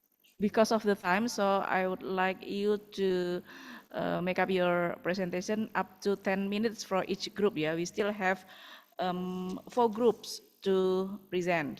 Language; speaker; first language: English; non-native, fluent; Indonesian